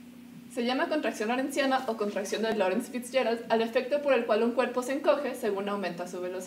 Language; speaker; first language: Spanish; native; Spanish